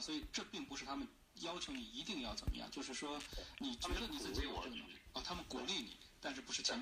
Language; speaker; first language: Chinese; native; Chinese